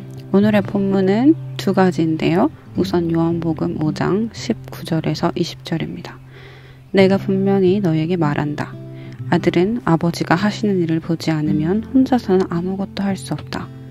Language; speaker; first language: Korean; native; Korean